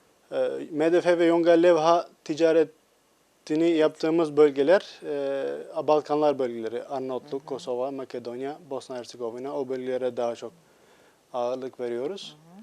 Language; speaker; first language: Turkish; non-native, fluent; Albanian